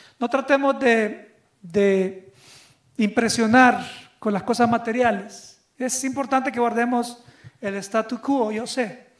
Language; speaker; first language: Spanish; native; Spanish